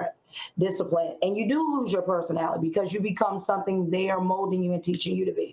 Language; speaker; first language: English; native; English